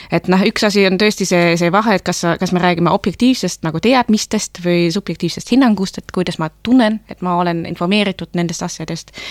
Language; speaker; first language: Estonian; non-native, fluent; German